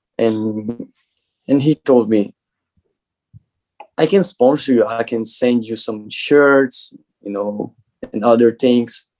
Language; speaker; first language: English; non-native, learner; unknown